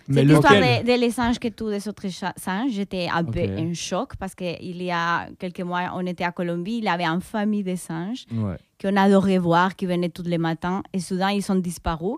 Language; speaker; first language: French; non-native, fluent; Spanish